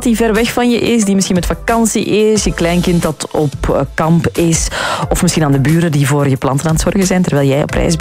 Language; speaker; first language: Dutch; native; Dutch